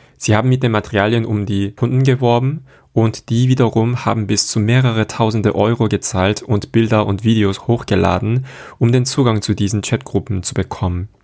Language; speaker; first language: German; non-native, fluent; Korean